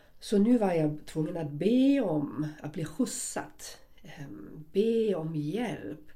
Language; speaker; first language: Swedish; non-native, fluent; German